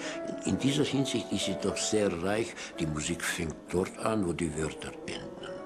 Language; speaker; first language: German; early bilingual, heritage; German